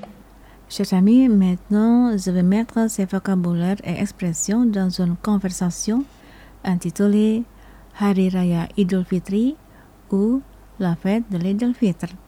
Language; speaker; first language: French; non-native, fluent; Indonesian